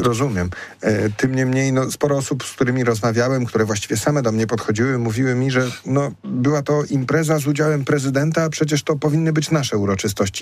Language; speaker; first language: Polish; native; Polish